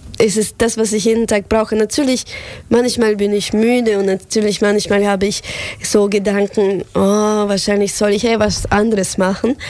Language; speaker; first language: German; non-native, fluent; Russian